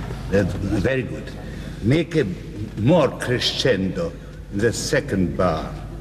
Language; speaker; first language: English; non-native, fluent; Russian